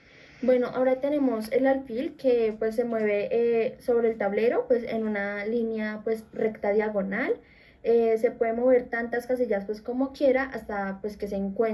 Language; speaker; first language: Spanish; native; Spanish